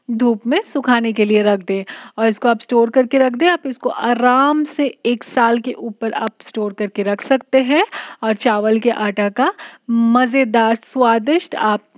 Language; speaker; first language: Hindi; non-native, local second language; Bangla